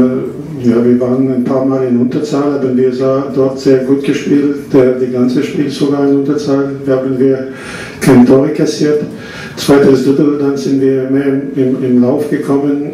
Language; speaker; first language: German; non-native, fluent; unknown